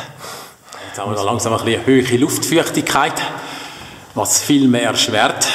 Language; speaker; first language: German; native; German